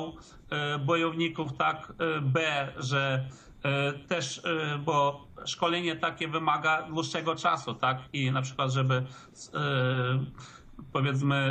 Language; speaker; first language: Polish; early bilingual, heritage; Polish